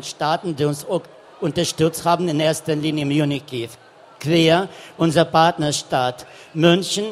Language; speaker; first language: German; non-native, fluent; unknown